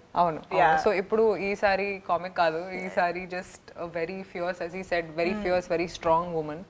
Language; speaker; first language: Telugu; non-native, local second language; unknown